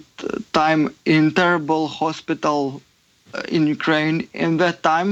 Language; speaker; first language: English; non-native, fluent; Ukrainian